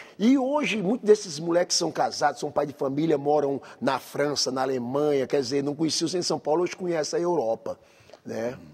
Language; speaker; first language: Portuguese; native; Portuguese